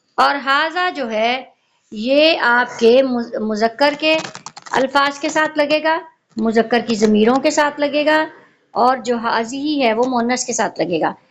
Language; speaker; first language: Urdu; native; Urdu